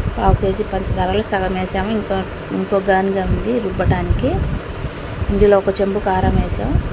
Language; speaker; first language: Telugu; non-native, local second language; Urdu